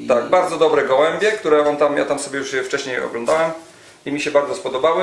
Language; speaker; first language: Polish; native; Polish